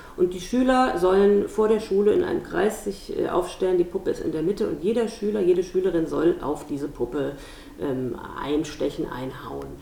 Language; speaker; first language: German; native; German